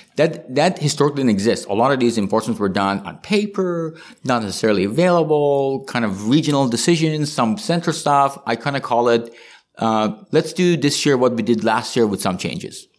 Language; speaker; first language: English; non-native, fluent; Persian